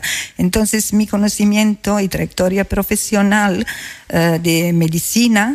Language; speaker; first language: Spanish; non-native, fluent; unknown